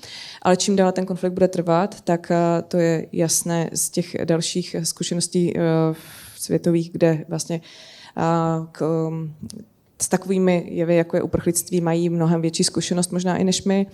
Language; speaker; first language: Czech; native; Czech